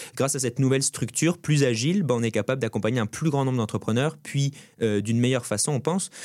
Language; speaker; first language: French; native; French